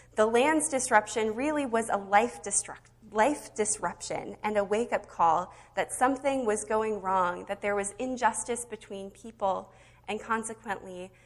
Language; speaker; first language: English; native; English